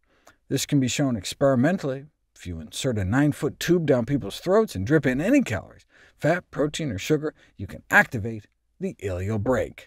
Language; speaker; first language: English; native; English